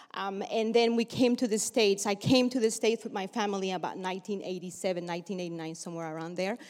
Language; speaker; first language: English; early bilingual, other home language; Spanish